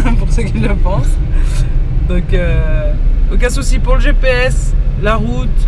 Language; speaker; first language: French; early bilingual, other home language; Arabic